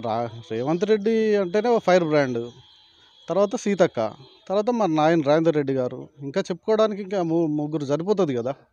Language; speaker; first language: Telugu; native; Telugu